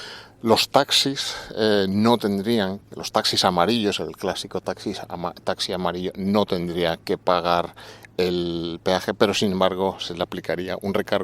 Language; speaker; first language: Spanish; native; Spanish